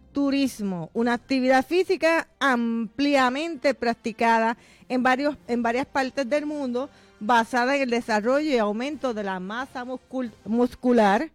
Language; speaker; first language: Spanish; native; Spanish